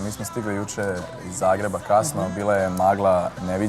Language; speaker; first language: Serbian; early bilingual, heritage; Serbian